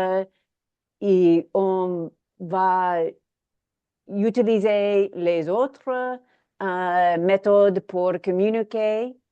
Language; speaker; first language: French; non-native, learner; English